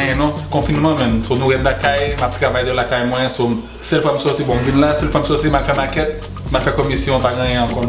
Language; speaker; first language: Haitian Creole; non-native, fluent; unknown